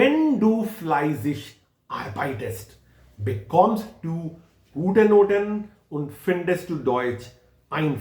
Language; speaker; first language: German; non-native, fluent; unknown